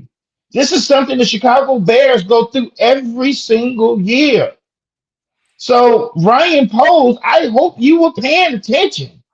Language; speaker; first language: English; native; English